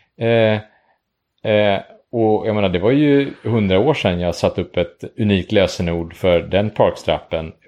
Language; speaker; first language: Swedish; native; Swedish